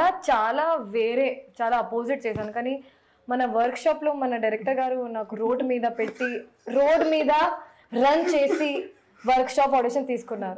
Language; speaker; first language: Telugu; non-native, fluent; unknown